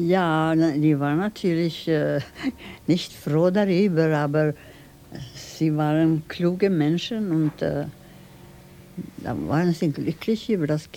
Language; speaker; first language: German; non-native, fluent; Swedish